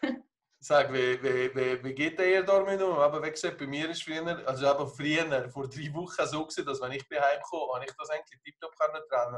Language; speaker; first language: German; native; German